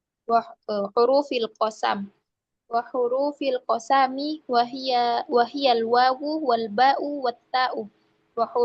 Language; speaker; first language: Arabic; non-native, learner; Indonesian